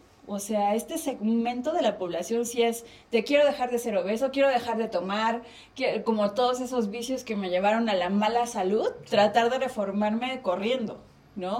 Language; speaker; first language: Spanish; native; Spanish